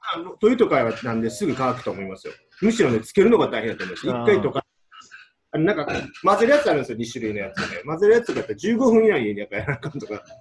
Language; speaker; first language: Japanese; native; Japanese